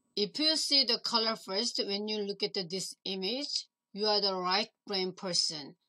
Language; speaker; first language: English; non-native, learner; Korean